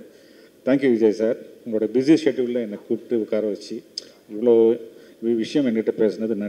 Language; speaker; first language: Tamil; native; Tamil